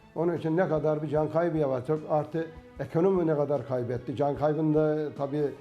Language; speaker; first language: Turkish; native; Turkish